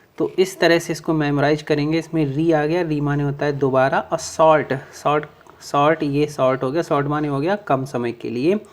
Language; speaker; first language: Hindi; native; Hindi